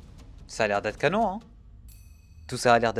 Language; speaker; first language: French; native; French